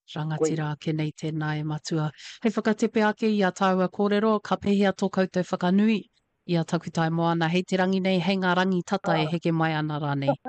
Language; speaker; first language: Māori; native; Māori